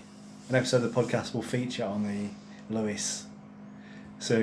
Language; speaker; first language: English; native; English